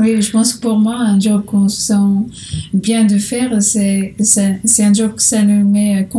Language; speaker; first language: French; non-native, learner; Portuguese